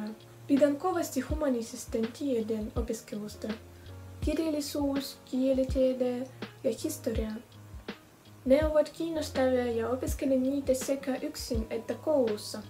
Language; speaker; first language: Finnish; non-native, learner; Russian